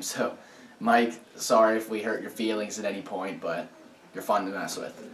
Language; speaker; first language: English; native; English